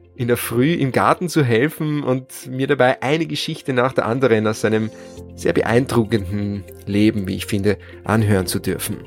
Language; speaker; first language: German; native; German